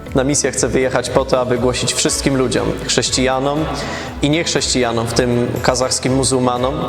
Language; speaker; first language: Polish; native; Polish